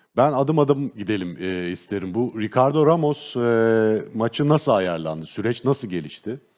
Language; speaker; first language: Turkish; native; Turkish